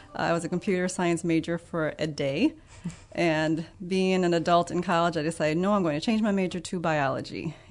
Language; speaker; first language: English; native; English